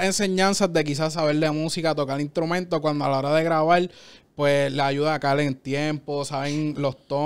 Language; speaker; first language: Spanish; native; Spanish